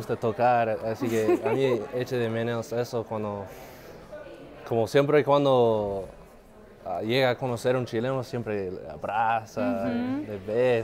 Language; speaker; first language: Spanish; non-native, learner; English